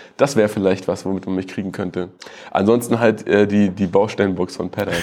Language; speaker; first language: German; native; German